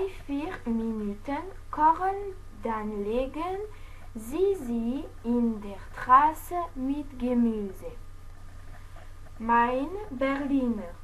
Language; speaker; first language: German; non-native, learner; French